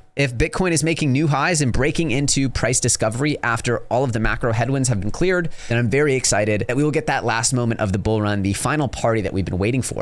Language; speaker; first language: English; native; English